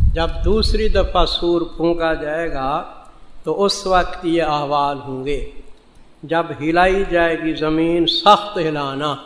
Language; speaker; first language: Urdu; non-native, local second language; Saraiki